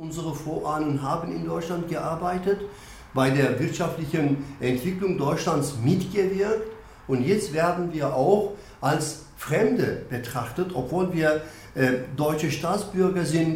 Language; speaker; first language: German; non-native, fluent; Turkish